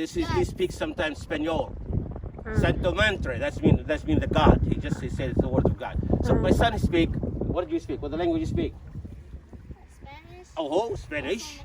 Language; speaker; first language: English; non-native, fluent; Arabic